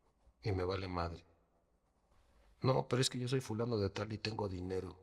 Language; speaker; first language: Spanish; native; Spanish